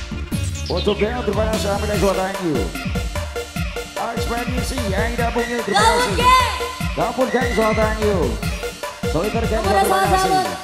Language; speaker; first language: Indonesian; non-native, local second language; Javanese